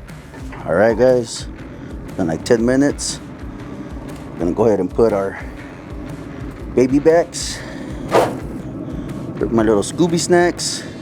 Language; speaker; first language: English; native; English